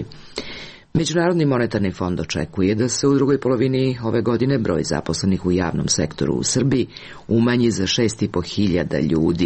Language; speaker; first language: Serbian; native; Serbian